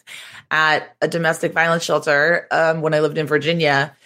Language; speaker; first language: English; native; English